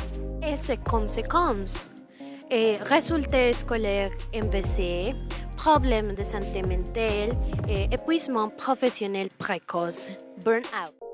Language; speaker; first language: French; non-native, learner; Spanish